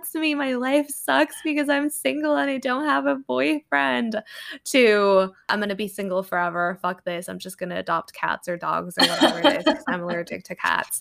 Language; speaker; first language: English; native; English